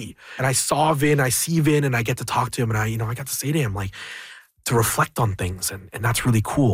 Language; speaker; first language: English; early bilingual, other home language; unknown